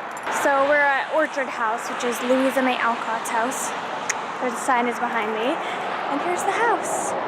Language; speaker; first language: English; native; English